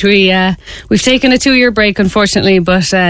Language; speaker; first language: English; native; English